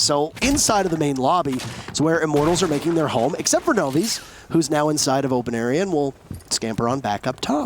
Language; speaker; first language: English; native; English